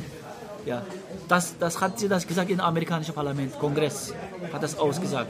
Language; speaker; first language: German; non-native, learner; Uyghur